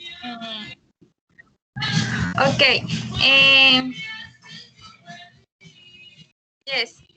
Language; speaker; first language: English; non-native, learner; Spanish